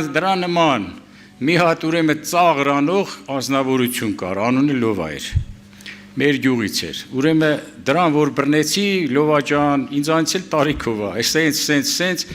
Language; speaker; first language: Armenian; native; Armenian